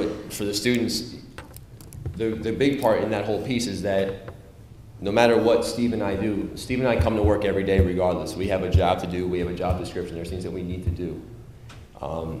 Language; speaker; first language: English; native; English